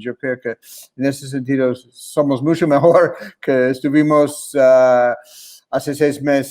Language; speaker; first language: Spanish; non-native, fluent; English